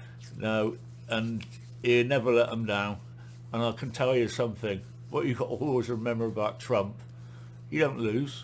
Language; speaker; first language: English; native; English